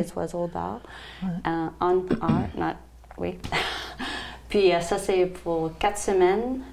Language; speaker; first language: French; non-native, local second language; English